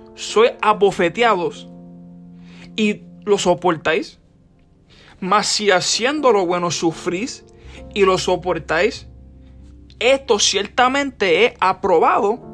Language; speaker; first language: Spanish; early bilingual, heritage; Spanish